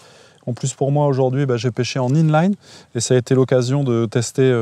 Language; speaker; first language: French; native; French